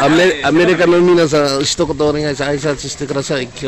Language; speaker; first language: Japanese; non-native, fluent; English